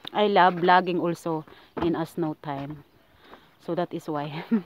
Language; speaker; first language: English; non-native, local second language; Filipino